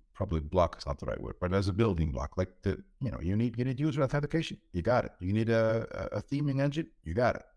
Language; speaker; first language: English; non-native, fluent; Dutch